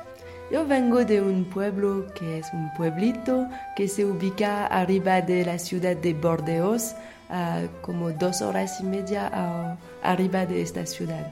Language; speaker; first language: Spanish; non-native, learner; French